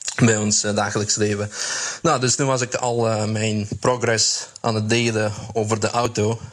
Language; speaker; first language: Dutch; native; Dutch